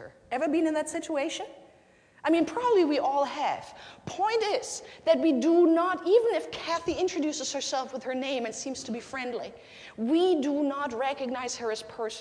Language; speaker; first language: English; non-native, fluent; German